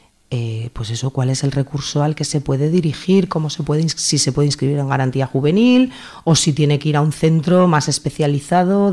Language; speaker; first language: Spanish; native; Spanish